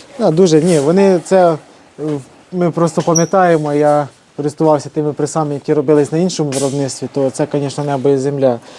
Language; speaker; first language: Ukrainian; native; Ukrainian